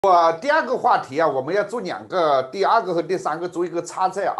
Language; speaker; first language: Chinese; native; Chinese